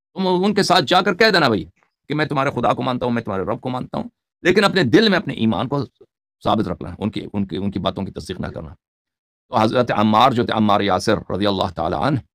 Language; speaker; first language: Urdu; native; Urdu